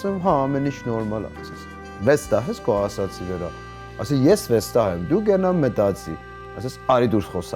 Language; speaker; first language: Armenian; non-native, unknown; Persian